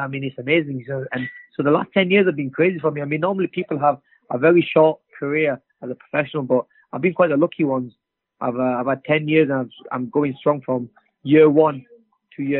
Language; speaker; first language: English; native; English